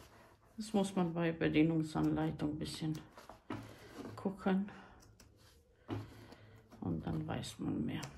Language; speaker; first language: German; non-native, learner; Croatian